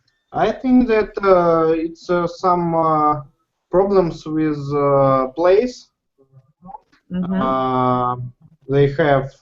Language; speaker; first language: English; non-native, learner; Russian